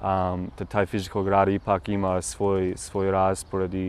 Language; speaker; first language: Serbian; non-native, learner; English